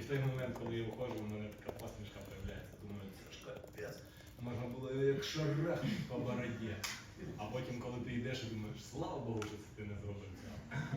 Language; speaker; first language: Ukrainian; non-native, local second language; Russian